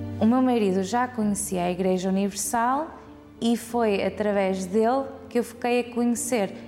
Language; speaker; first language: Portuguese; early bilingual, heritage; Portuguese